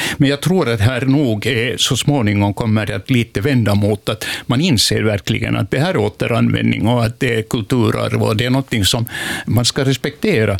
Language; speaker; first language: Swedish; native; Swedish